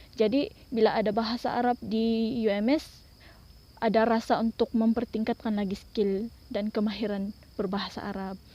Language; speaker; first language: Malay; non-native, local second language; Central Dusun